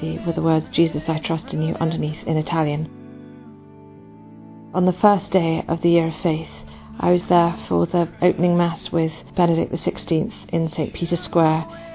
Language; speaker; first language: English; native; English